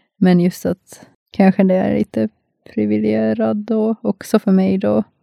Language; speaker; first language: Swedish; non-native, local second language; Finnish